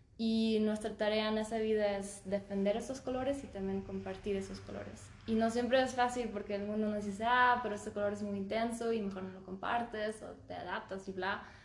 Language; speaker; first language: Spanish; early bilingual, heritage; Spanish